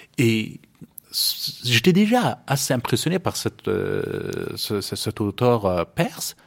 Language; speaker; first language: French; non-native, fluent; Persian